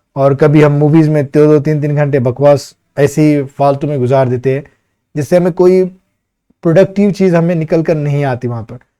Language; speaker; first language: Hindi; native; Hindi